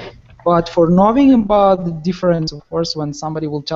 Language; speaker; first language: English; non-native, learner; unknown